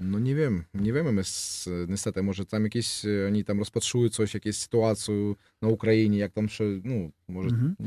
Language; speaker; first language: Polish; non-native, learner; Russian